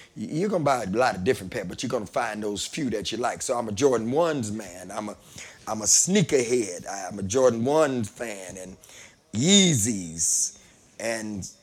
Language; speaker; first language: English; native; English